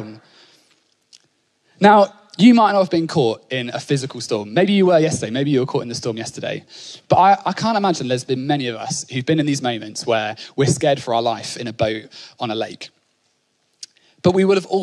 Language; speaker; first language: English; native; English